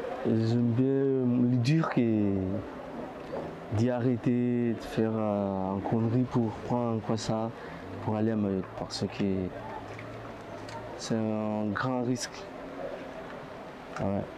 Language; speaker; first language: French; non-native, learner; Comorian